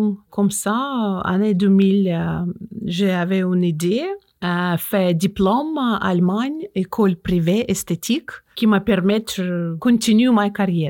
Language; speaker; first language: French; non-native, learner; Russian